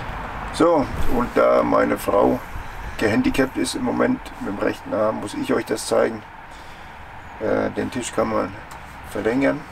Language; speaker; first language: German; native; German